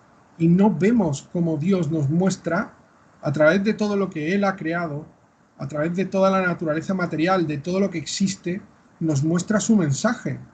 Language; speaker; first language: Spanish; native; Spanish